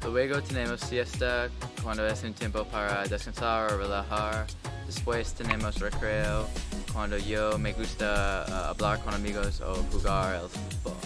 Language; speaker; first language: Spanish; non-native, learner; English